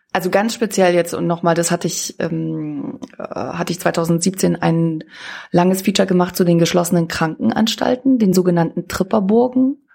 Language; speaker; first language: German; early bilingual, other home language; Swiss German